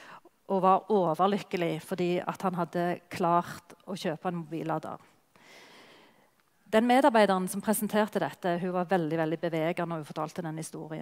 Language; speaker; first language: Norwegian; native; Norwegian